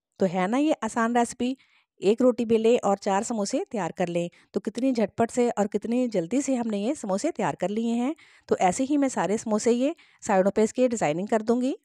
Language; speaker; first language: Hindi; native; Hindi